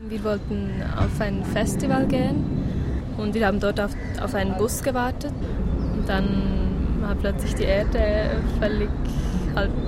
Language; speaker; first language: German; native; German